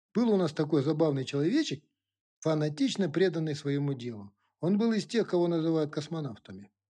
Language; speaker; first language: Russian; non-native, local second language; Kazakh